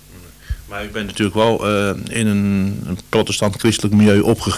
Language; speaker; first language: Dutch; native; Dutch